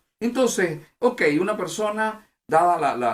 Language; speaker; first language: Spanish; native; Spanish